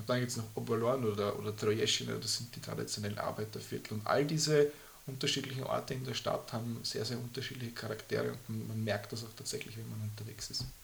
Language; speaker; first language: German; native; German